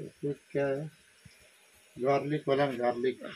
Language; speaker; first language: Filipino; non-native, learner; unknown